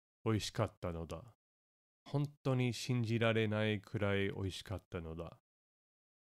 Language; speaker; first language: Japanese; non-native, fluent; English